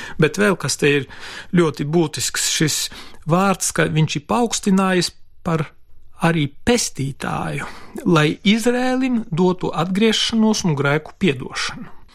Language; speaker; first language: Latvian; non-native, local second language; Polish